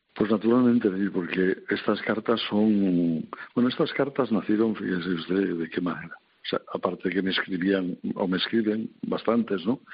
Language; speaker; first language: Spanish; native; Spanish